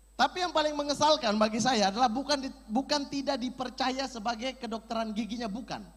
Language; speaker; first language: Indonesian; native; Indonesian